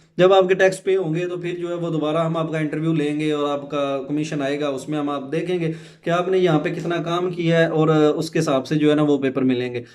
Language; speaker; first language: Urdu; non-native, local second language; Punjabi